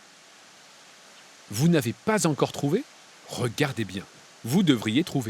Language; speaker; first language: French; native; French